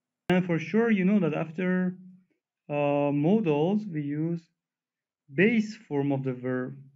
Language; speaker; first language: English; non-native, fluent; Persian